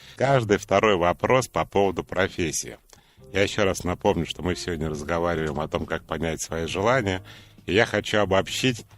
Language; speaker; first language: Russian; native; Russian